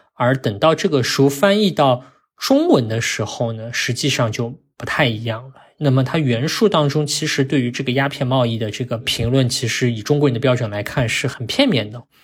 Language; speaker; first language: Chinese; native; Chinese